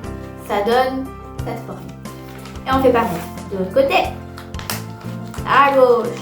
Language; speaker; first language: French; native; French